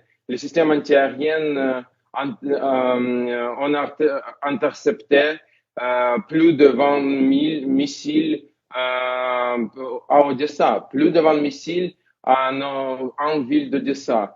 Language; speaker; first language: French; non-native, fluent; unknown